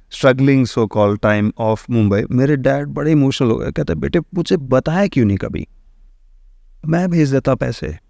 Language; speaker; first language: Hindi; native; Hindi